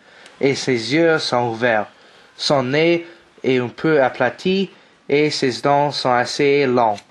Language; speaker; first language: French; non-native, learner; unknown